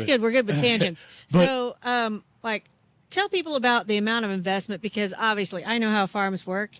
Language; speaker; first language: English; native; English